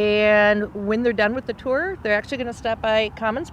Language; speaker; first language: English; native; English